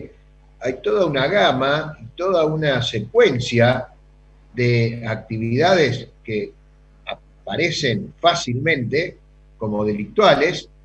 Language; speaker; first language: Spanish; native; Spanish